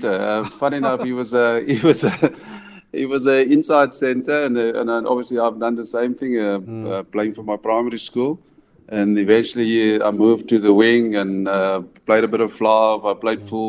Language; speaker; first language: English; non-native, local second language; Afrikaans